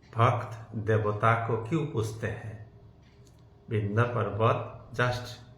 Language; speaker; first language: Hindi; non-native, local second language; Bangla